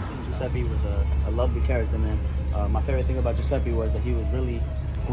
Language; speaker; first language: English; native; English